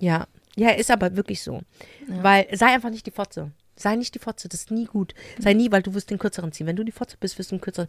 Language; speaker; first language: German; native; German